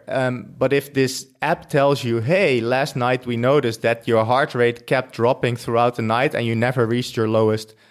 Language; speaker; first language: English; non-native, fluent; Dutch